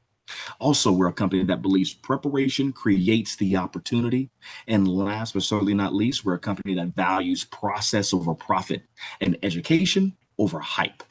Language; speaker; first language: English; native; English